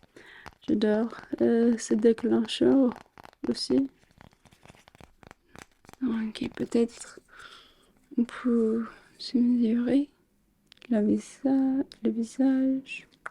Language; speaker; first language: French; non-native, fluent; English